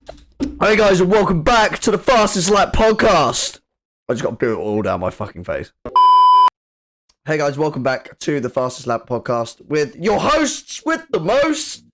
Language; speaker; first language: English; native; English